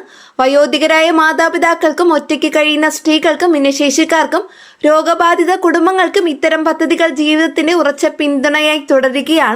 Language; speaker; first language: Malayalam; native; Malayalam